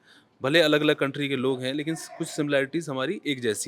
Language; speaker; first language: Hindi; native; Hindi